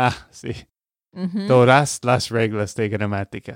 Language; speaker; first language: Spanish; non-native, learner; English